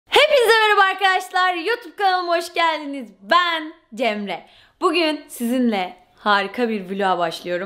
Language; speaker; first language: Turkish; native; Turkish